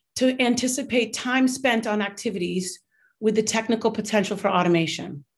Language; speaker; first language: English; native; English